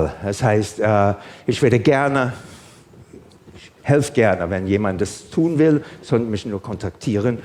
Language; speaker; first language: German; non-native, fluent; English